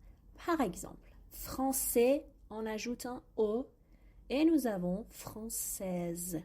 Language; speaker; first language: French; non-native, fluent; Persian